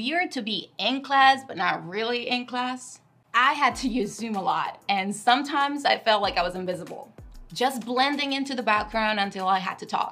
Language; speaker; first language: English; non-native, fluent; Spanish